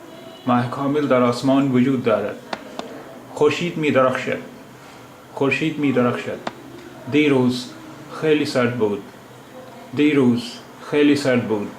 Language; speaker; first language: Persian; non-native, fluent; Urdu